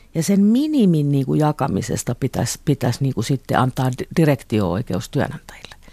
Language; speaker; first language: Finnish; native; Finnish